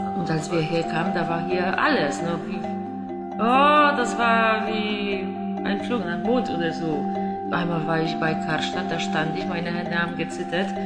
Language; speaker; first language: German; non-native, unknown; Polish